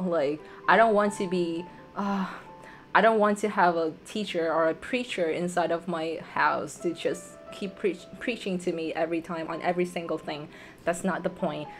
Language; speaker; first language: English; non-native, fluent; Vietnamese